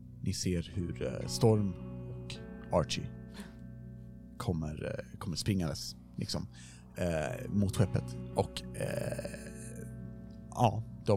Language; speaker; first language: Swedish; native; Swedish